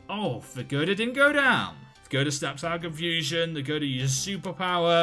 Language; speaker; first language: English; native; English